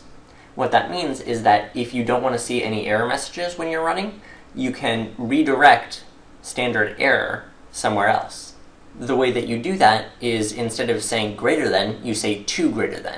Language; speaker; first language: English; native; English